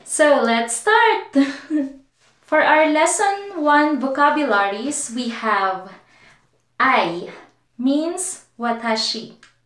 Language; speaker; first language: English; non-native, local second language; Filipino